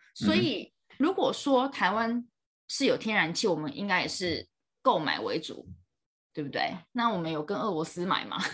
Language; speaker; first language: Chinese; native; Chinese